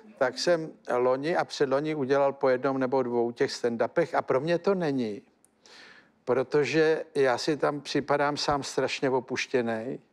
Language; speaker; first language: Czech; native; Czech